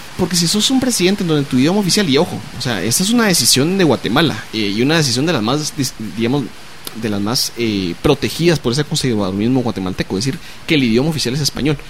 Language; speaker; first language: Spanish; native; Spanish